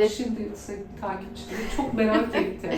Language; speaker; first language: Turkish; native; Turkish